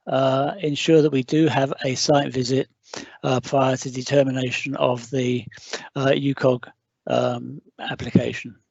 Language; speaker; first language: English; native; English